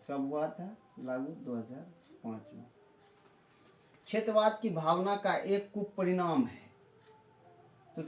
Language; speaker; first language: Hindi; native; Hindi